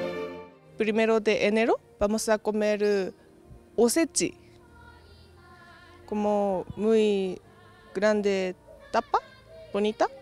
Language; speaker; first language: Spanish; non-native, learner; Japanese